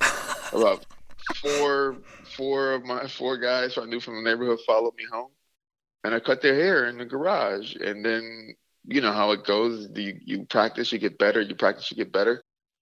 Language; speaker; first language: English; native; English